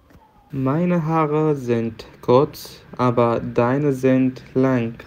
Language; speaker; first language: German; non-native, fluent; Pashto